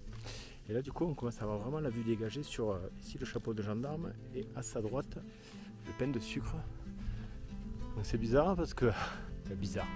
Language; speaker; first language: French; native; French